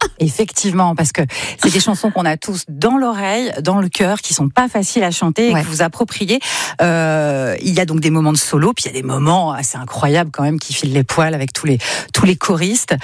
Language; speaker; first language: French; native; French